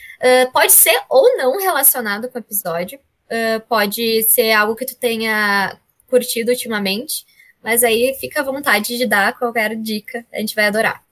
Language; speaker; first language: Portuguese; native; Portuguese